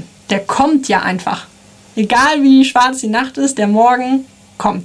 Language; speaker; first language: German; native; German